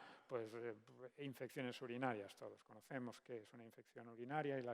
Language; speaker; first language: Spanish; native; Spanish